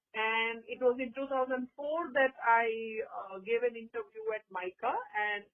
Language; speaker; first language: English; non-native, local second language; Gujarati